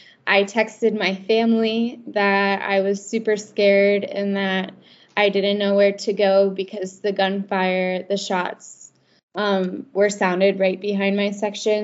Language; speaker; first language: English; native; English